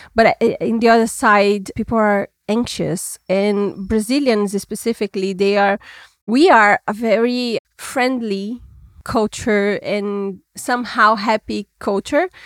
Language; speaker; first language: English; non-native, fluent; Portuguese